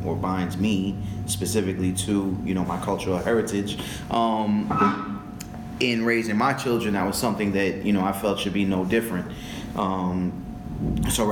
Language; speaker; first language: English; early bilingual, other home language; French